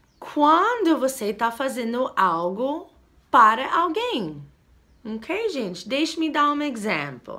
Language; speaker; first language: Portuguese; non-native, fluent; English